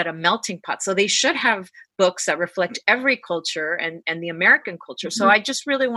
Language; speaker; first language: English; native; English